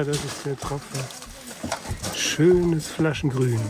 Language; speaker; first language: German; native; German